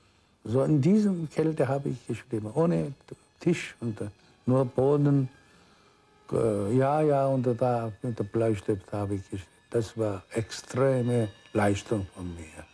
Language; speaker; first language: German; non-native, fluent; Korean